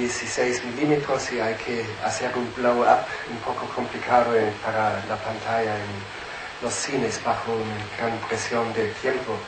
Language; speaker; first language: Spanish; non-native, fluent; German